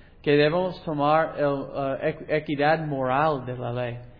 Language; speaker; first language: Spanish; non-native, learner; English